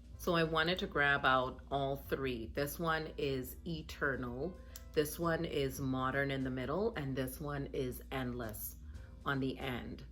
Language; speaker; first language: English; native; English